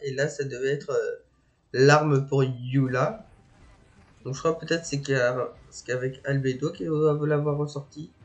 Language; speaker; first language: French; native; French